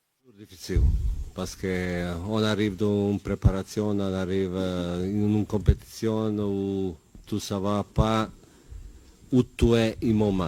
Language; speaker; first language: French; non-native, learner; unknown